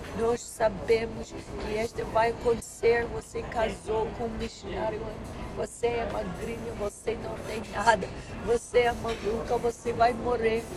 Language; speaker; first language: Portuguese; non-native, learner; English